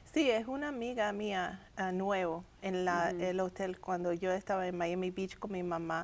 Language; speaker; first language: Spanish; early bilingual, heritage; English